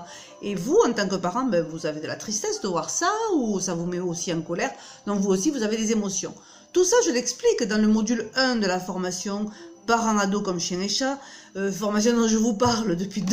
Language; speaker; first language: French; native; French